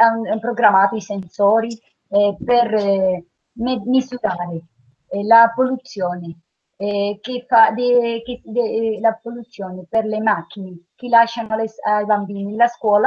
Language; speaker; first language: Italian; non-native, learner; Spanish